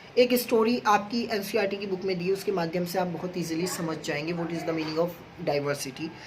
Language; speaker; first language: Hindi; native; Hindi